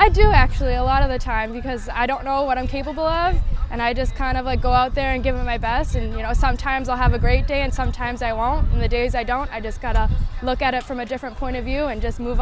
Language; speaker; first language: English; native; English